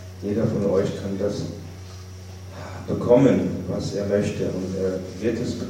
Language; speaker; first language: German; non-native, fluent; Russian